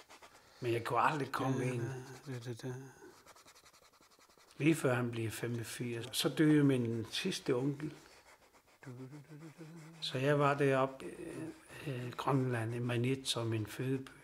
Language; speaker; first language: Danish; non-native, local second language; Kalaallisut